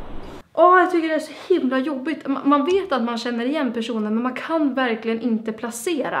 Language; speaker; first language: Swedish; native; Swedish